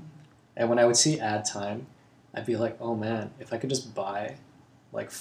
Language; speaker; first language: English; non-native, local second language; Cantonese